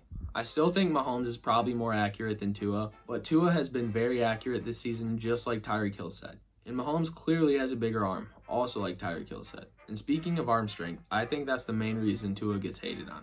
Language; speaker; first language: English; native; English